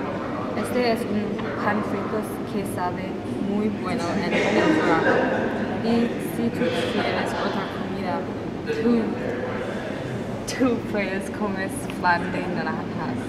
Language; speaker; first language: Spanish; non-native, learner; English